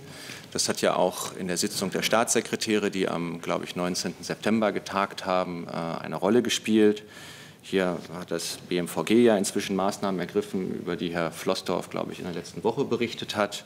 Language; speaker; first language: German; native; German